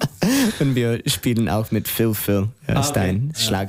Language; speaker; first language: German; non-native, learner; English